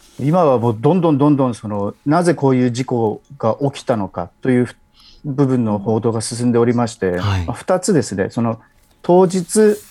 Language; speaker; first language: Japanese; native; Japanese